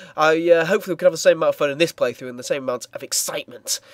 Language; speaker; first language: English; native; English